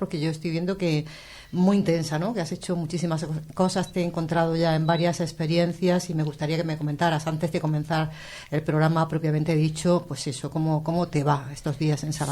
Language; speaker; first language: Spanish; native; Spanish